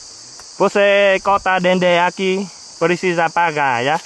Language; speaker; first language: Portuguese; non-native, learner; Vietnamese